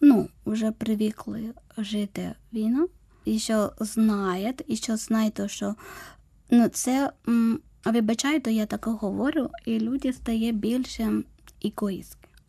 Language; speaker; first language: Ukrainian; non-native, learner; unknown